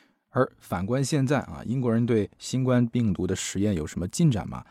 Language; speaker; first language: Chinese; native; Chinese